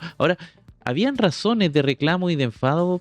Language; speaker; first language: Spanish; native; Spanish